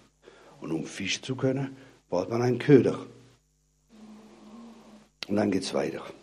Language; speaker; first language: German; non-native, fluent; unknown